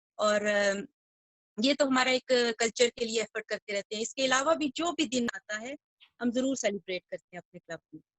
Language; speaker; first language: Urdu; non-native, local second language; Punjabi